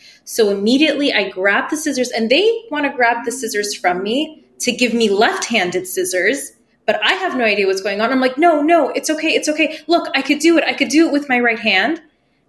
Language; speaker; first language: English; early bilingual, other home language; Persian